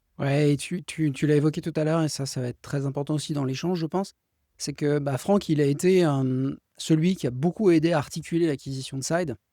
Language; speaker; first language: French; native; French